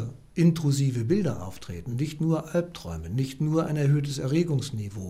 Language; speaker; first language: German; native; German